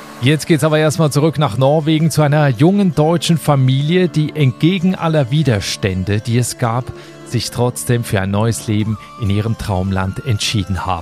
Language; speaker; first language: German; native; German